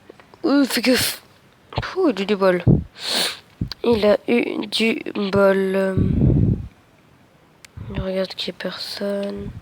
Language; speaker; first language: French; native; French